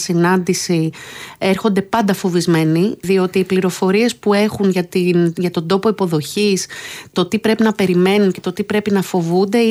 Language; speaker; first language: Greek; native; Greek